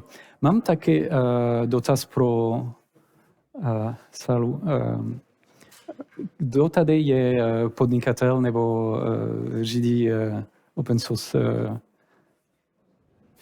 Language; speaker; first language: Czech; non-native, learner; French